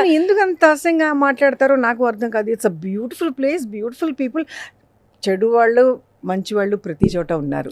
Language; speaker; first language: Telugu; non-native, local second language; Urdu